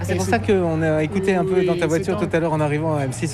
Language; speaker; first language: French; native; French